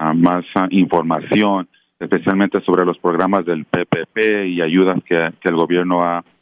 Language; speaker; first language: Spanish; native; Spanish